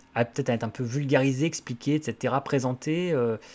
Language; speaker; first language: French; native; French